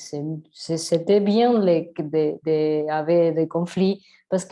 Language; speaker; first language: French; non-native, learner; Spanish